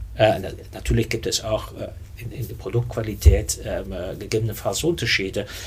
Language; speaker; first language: German; non-native, fluent; Dutch